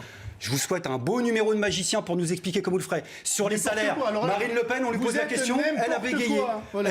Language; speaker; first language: French; native; French